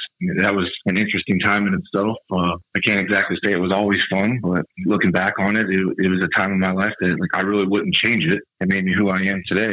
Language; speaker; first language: English; native; English